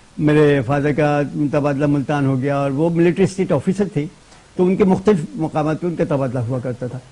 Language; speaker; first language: Urdu; native; Urdu